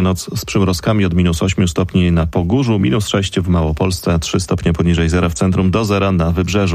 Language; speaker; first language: Polish; native; Polish